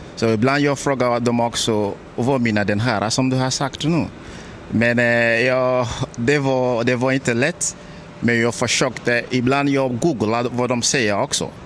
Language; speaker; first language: Swedish; non-native, learner; Igbo